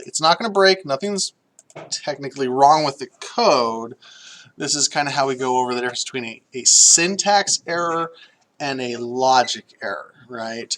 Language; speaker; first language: English; native; English